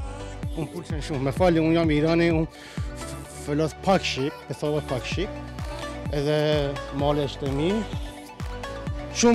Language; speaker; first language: Albanian; non-native, learner; Persian